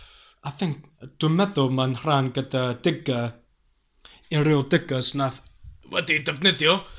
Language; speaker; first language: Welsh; non-native, learner; English